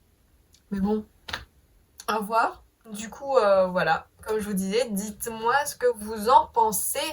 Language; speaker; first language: French; native; French